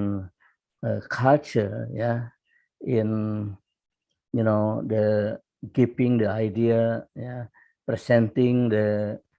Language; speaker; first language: English; non-native, fluent; Indonesian